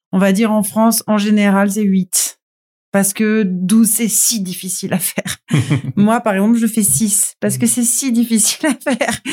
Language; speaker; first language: French; native; French